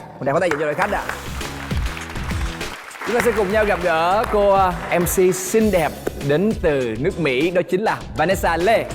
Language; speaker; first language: Vietnamese; native; Vietnamese